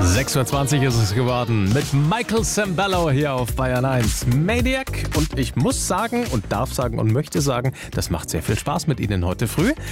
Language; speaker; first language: German; native; German